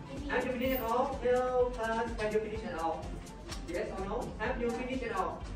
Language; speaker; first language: English; non-native, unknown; Thai